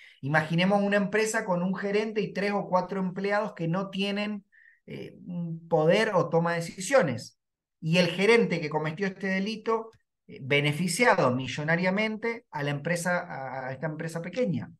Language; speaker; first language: Spanish; native; Spanish